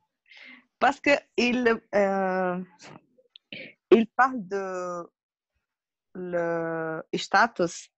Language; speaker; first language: French; non-native, learner; Portuguese